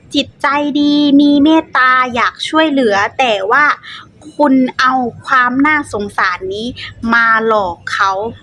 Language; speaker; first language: Thai; native; Thai